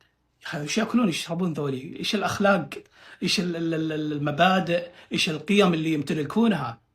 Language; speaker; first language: Arabic; native; Arabic